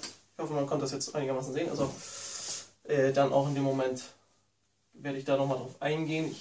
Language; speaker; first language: German; native; German